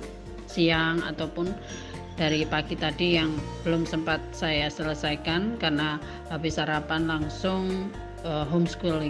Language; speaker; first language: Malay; non-native, local second language; Javanese